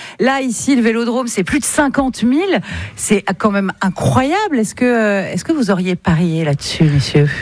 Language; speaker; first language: French; native; French